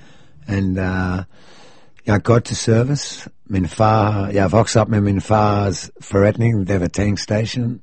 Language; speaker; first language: Danish; non-native, fluent; English